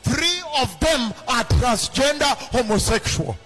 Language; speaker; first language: English; non-native, local second language; Luo (Kenya and Tanzania)